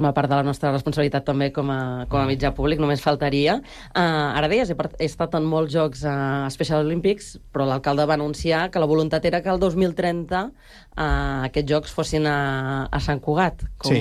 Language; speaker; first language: Catalan; native; Catalan